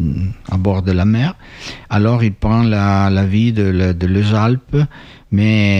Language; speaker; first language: French; non-native, fluent; Italian